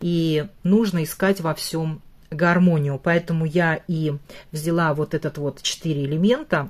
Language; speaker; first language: Russian; native; Russian